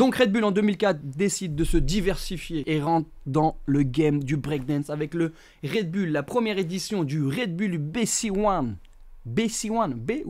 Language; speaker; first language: French; native; French